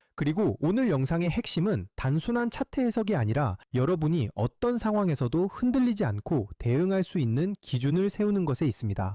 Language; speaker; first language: Korean; native; Korean